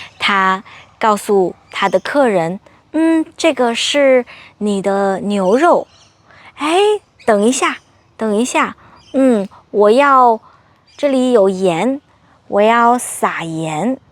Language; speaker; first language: Chinese; non-native, fluent; English